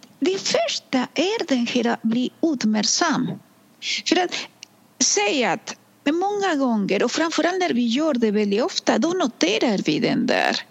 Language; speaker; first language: Swedish; non-native, fluent; Spanish